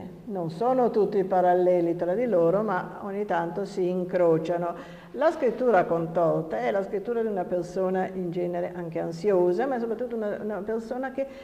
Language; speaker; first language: Italian; native; Italian